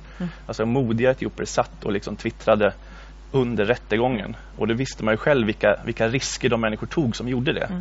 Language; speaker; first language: Swedish; native; Swedish